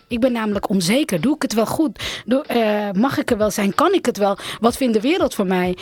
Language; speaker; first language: Dutch; early bilingual, other home language; Central Kurdish